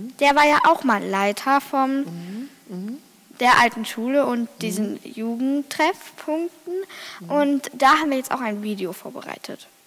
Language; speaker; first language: German; native; German